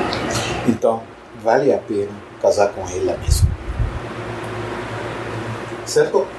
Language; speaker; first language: Portuguese; non-native, fluent; Arabic